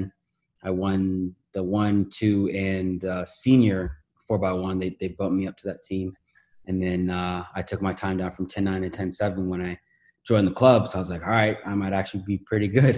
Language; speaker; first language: English; native; English